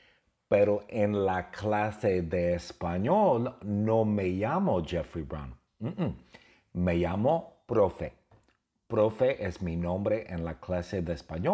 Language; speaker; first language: Spanish; non-native, fluent; English